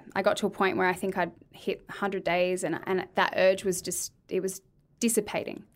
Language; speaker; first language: English; native; English